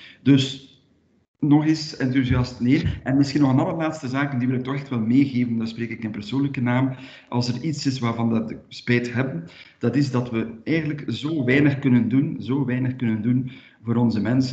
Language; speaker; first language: Dutch; native; Dutch